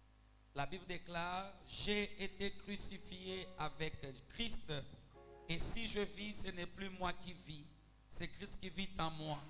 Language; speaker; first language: French; non-native, local second language; Swahili